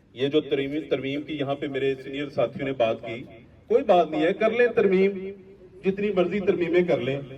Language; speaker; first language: Urdu; non-native, local second language; Punjabi